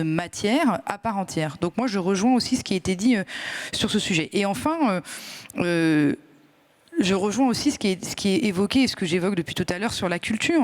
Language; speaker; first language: French; native; French